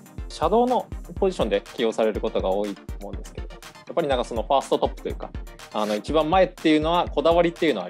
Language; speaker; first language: Japanese; native; Japanese